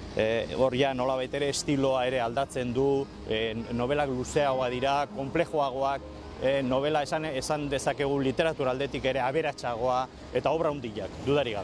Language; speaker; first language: Basque; native; Basque